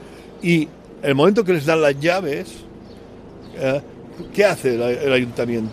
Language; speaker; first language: Spanish; native; Spanish